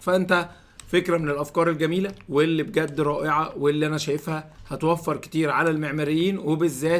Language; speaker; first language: Arabic; native; Arabic